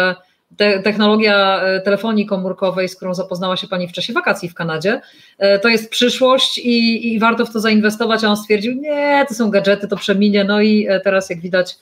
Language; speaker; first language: Polish; native; Polish